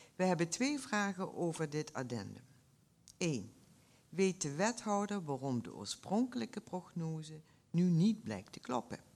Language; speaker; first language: Dutch; native; Dutch